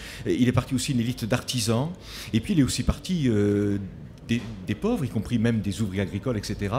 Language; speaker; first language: French; native; French